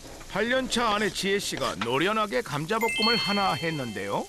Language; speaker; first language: Korean; native; Korean